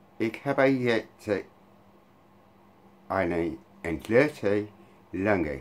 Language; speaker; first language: German; non-native, learner; English